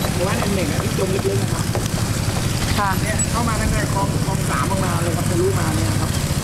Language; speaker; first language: Thai; native; Thai